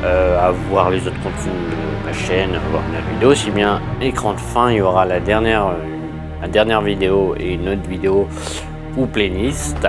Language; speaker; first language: French; native; French